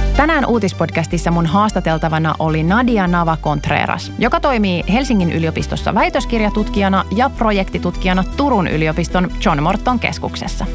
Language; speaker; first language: Finnish; native; Finnish